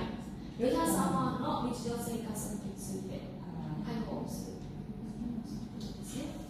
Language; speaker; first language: Japanese; non-native, learner; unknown